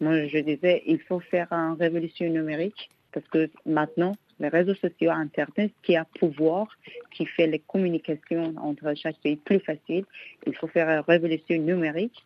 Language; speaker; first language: French; non-native, learner; Persian